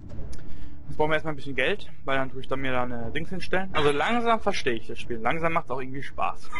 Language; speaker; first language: German; native; German